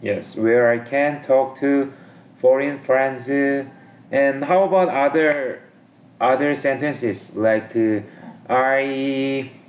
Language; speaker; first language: English; non-native, learner; Korean